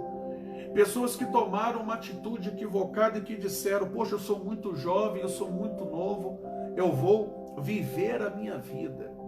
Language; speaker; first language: Portuguese; native; Portuguese